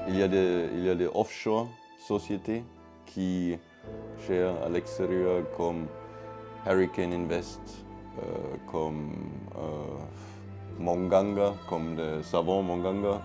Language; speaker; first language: French; non-native, learner; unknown